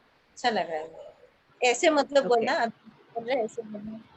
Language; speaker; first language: Hindi; non-native, local second language; Assamese